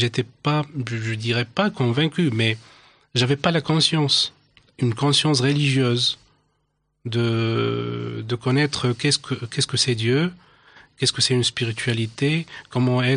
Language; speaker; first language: French; non-native, local second language; Arabic